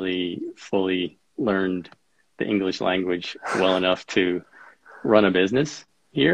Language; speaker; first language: English; native; English